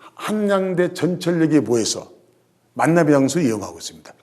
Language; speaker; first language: Korean; native; Korean